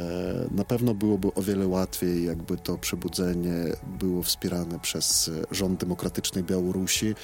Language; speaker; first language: Polish; non-native, fluent; Belarusian